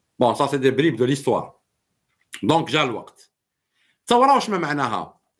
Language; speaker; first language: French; non-native, local second language; Arabic